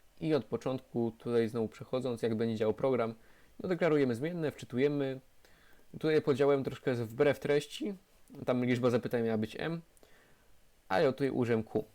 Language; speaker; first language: Polish; native; Polish